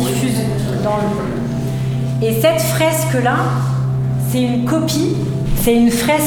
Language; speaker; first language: French; native; French